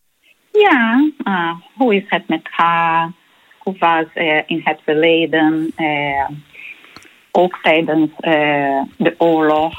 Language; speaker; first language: Dutch; non-native, learner; Portuguese